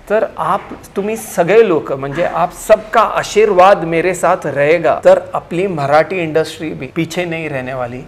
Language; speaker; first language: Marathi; non-native, local second language; Punjabi